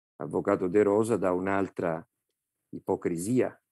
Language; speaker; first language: Italian; native; Italian